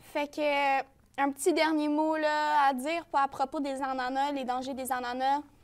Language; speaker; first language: French; native; French